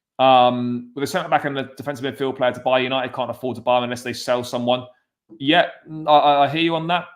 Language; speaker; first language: English; native; English